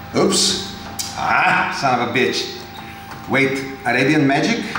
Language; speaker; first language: English; non-native, fluent; Bulgarian